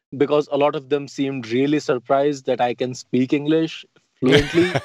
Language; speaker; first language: English; non-native, local second language; Hindi